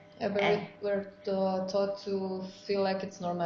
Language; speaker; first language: English; non-native, fluent; Romanian